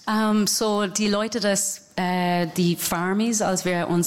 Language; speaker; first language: German; non-native, fluent; English